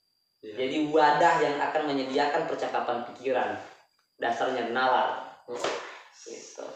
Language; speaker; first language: Indonesian; native; Indonesian